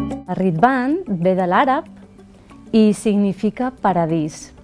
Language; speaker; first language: Catalan; early bilingual, other home language; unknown